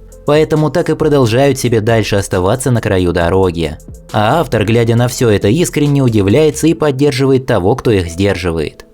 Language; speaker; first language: Russian; native; Russian